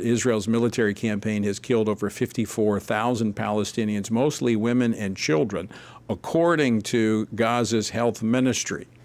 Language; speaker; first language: English; native; English